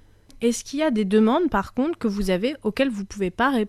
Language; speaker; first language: French; native; French